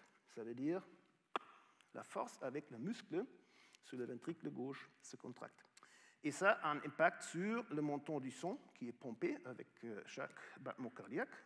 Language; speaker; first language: French; non-native, fluent; German